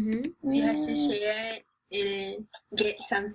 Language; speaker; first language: English; non-native, learner; Japanese